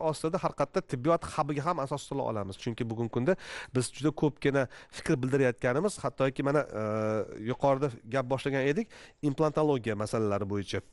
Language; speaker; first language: Uzbek; native; Uzbek